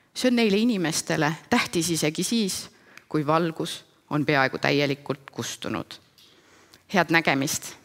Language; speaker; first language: Estonian; native; Estonian